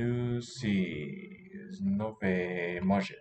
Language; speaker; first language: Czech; non-native, learner; English